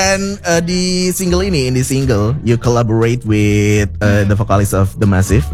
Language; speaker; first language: English; non-native, fluent; Indonesian